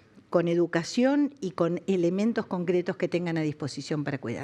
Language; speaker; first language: Spanish; native; Spanish